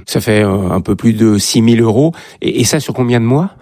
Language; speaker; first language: French; native; French